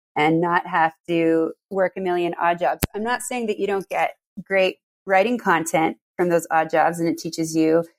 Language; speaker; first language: English; native; English